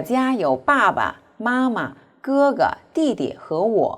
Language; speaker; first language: Chinese; non-native, fluent; Korean